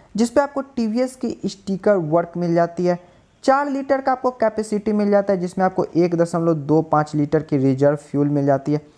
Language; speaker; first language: Hindi; native; Hindi